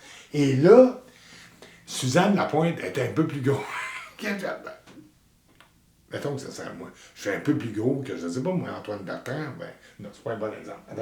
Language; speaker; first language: French; native; French